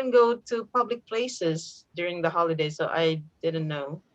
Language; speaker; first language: English; non-native, fluent; Indonesian